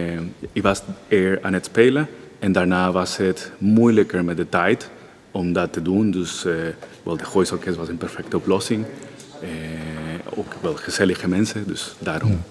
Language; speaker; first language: Dutch; non-native, fluent; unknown